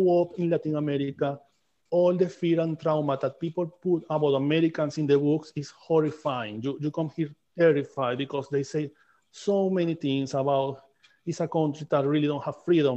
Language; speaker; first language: English; non-native, fluent; Spanish